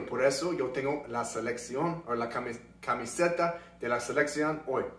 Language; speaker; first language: Spanish; non-native, fluent; English